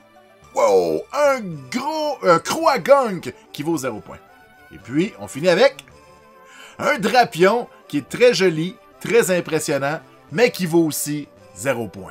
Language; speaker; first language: French; native; French